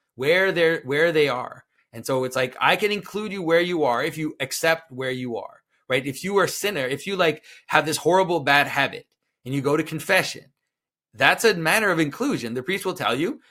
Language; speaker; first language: English; non-native, fluent; French